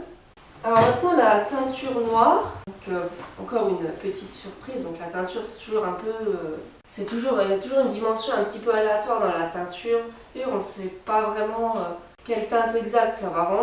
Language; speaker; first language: French; native; French